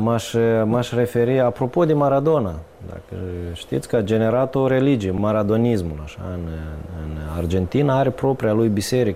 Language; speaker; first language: Romanian; native; Romanian